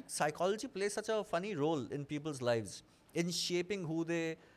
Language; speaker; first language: English; non-native, local second language; Bangla